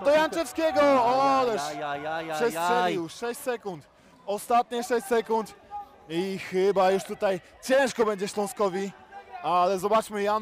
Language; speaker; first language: Polish; native; Polish